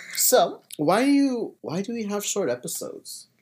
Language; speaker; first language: English; native; English